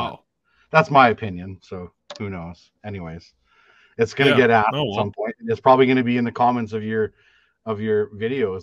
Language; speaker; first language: English; native; English